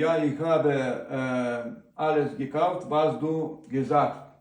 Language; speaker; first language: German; non-native, learner; Ukrainian